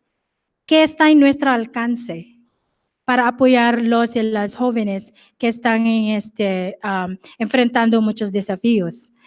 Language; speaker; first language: Spanish; non-native, fluent; English